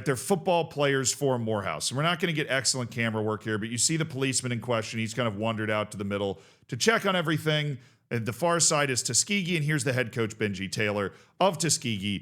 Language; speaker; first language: English; native; English